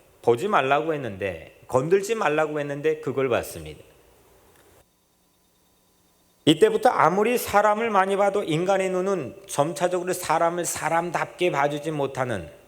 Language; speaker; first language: Korean; native; Korean